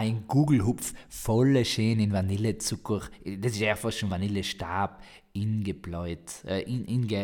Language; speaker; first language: German; native; German